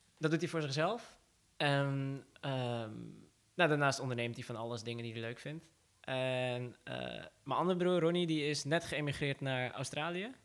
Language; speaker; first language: Dutch; early bilingual, other home language; Assyrian Neo-Aramaic